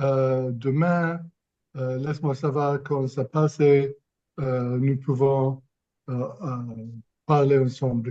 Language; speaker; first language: French; non-native, fluent; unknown